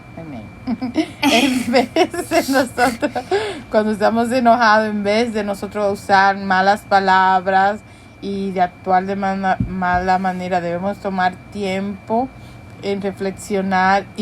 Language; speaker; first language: Spanish; early bilingual, heritage; Spanish